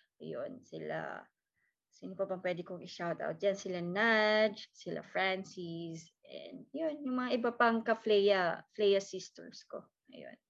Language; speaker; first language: Filipino; native; Filipino